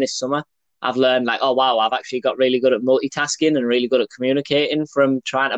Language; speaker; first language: English; native; English